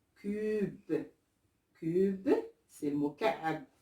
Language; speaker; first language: French; non-native, local second language; Arabic